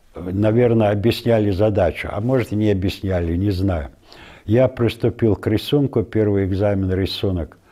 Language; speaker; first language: Russian; non-native, local second language; Ingush